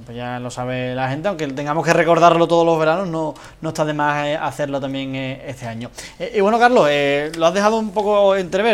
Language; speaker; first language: Spanish; native; Spanish